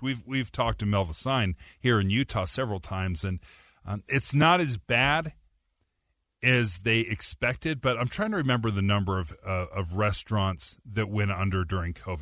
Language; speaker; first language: English; native; English